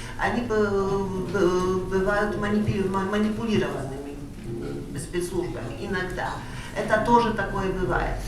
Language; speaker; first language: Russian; non-native, fluent; Polish